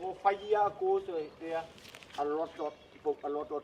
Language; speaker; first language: English; non-native, learner; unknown